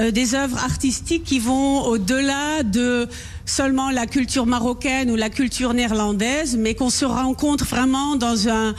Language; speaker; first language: French; non-native, local second language; Dutch